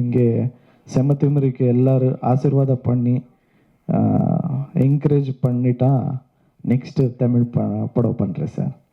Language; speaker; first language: Tamil; non-native, learner; Kannada